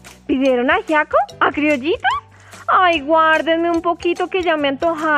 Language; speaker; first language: Spanish; native; Spanish